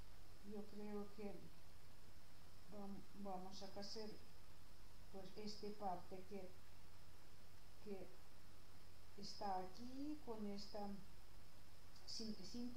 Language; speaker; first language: Spanish; non-native, learner; Russian